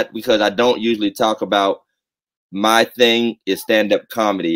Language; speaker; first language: English; native; English